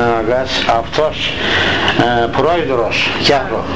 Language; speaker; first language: Greek; non-native, local second language; Turkish